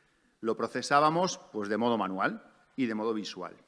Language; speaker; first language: Spanish; native; Spanish